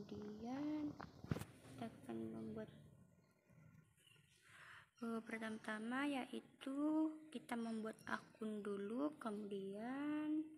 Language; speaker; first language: Indonesian; native; Indonesian